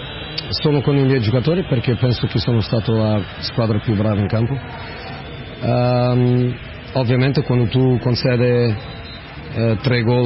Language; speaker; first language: Italian; non-native, fluent; Portuguese